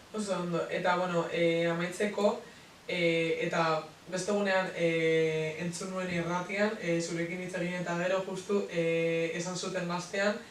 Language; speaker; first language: Basque; non-native, local second language; Spanish